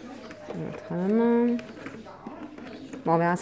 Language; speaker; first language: French; native; French